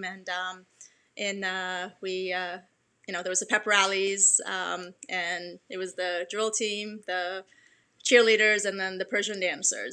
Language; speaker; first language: English; early bilingual, other home language; Persian